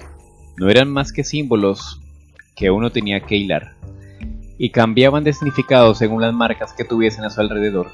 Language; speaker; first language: Spanish; native; Spanish